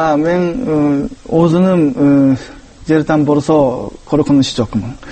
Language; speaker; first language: Kyrgyz; non-native, learner; Japanese